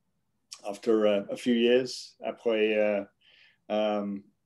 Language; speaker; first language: French; non-native, learner; English